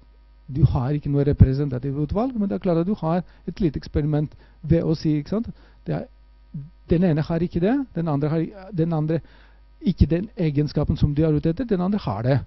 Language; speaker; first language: Norwegian; non-native, fluent; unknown